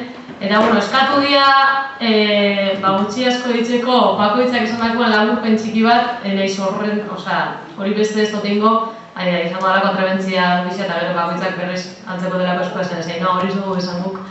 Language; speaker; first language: Basque; native; Basque